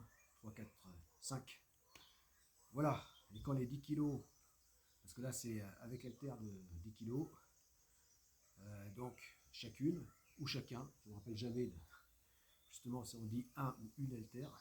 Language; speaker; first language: French; native; French